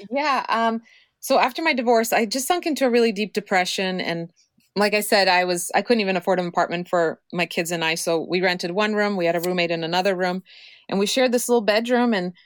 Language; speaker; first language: English; non-native, fluent; Croatian